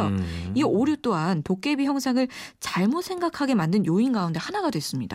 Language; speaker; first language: Korean; native; Korean